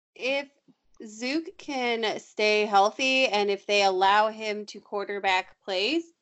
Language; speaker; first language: English; native; English